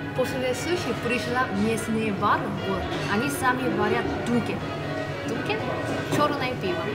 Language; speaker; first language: Russian; non-native, fluent; Korean